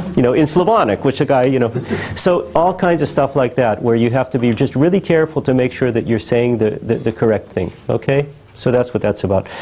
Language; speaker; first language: English; early bilingual, other home language; Ukrainian